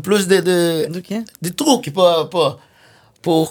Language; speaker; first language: French; non-native, fluent; Portuguese